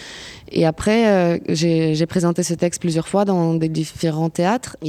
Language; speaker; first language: French; non-native, fluent; Ukrainian